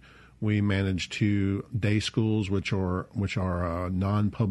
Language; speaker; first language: English; native; English